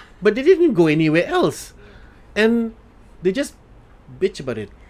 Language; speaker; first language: English; non-native, local second language; Malay